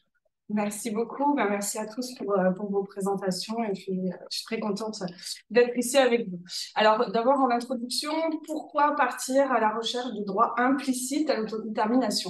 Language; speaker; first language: French; native; French